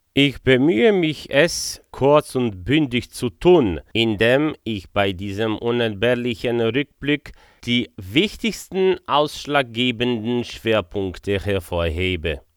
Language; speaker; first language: German; non-native, fluent; Polish